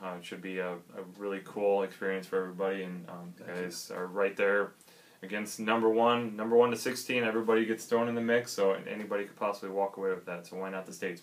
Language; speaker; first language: English; native; English